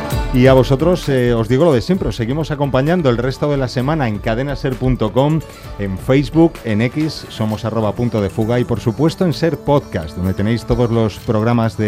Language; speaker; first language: Spanish; native; Spanish